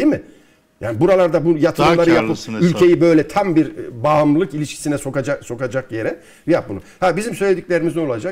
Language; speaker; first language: Turkish; native; Turkish